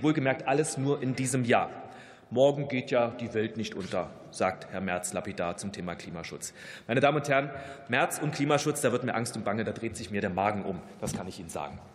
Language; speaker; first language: German; native; German